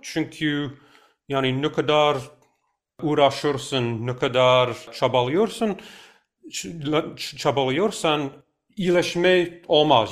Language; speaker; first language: Turkish; non-native, fluent; English